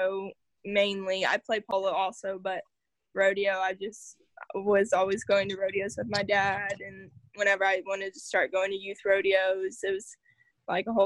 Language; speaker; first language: English; native; English